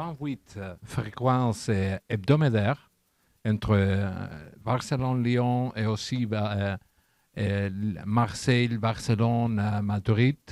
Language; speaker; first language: French; non-native, learner; Catalan